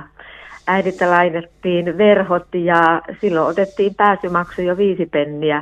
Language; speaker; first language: Finnish; native; Finnish